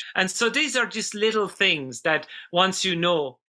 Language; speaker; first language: English; native; English